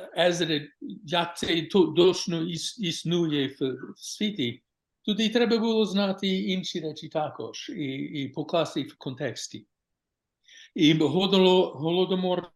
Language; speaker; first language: Ukrainian; non-native, learner; English